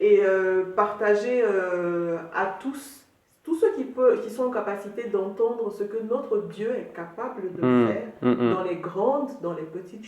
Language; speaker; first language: French; native; French